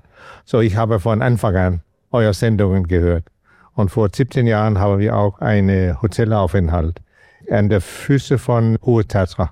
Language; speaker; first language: German; non-native, learner; Danish